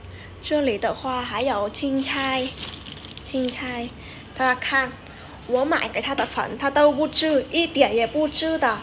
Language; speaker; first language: Chinese; non-native, fluent; Vietnamese